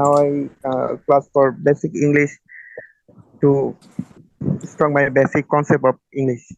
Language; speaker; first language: English; non-native, learner; Bangla